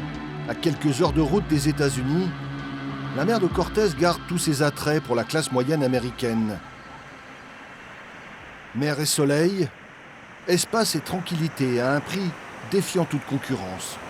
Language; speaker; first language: French; native; French